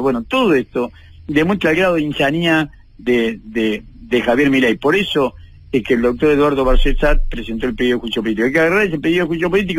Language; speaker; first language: Spanish; native; Spanish